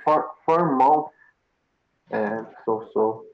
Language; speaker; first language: English; non-native, learner; Portuguese